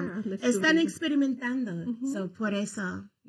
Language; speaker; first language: Spanish; early bilingual, heritage; Spanish